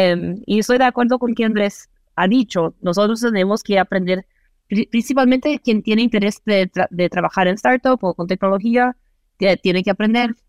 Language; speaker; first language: Spanish; non-native, fluent; Portuguese